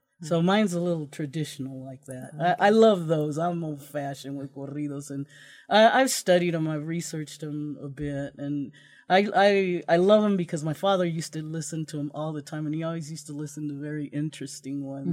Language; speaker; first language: English; early bilingual, other home language; Spanish